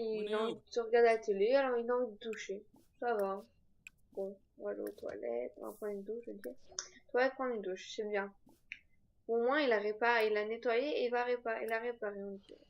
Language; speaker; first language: French; native; French